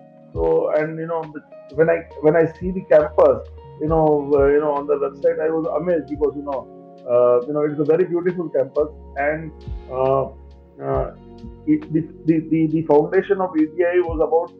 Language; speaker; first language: English; non-native, local second language; Gujarati